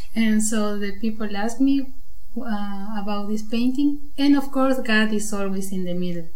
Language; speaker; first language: English; non-native, learner; Spanish